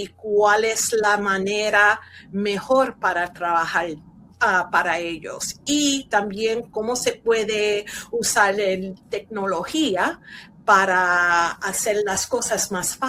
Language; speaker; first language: Spanish; early bilingual, heritage; Spanish